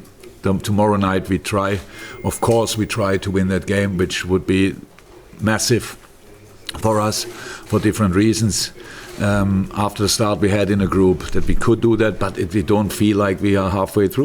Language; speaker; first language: English; non-native, fluent; German